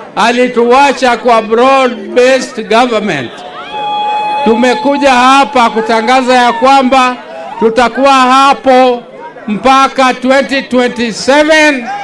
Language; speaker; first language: Swahili; non-native, local second language; Luo (Kenya and Tanzania)